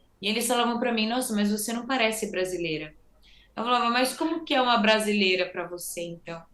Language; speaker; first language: Portuguese; native; Portuguese